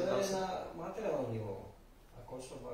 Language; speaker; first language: Croatian; native; Croatian